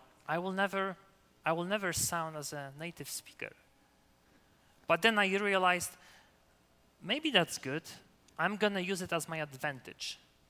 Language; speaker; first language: English; non-native, fluent; Polish